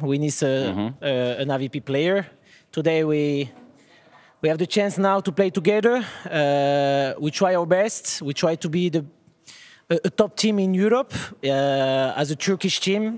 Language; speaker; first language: English; non-native, fluent; French